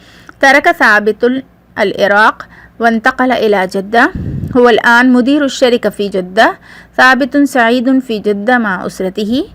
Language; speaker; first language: Arabic; non-native, fluent; Urdu